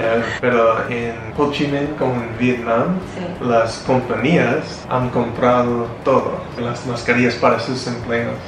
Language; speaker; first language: Spanish; non-native, fluent; English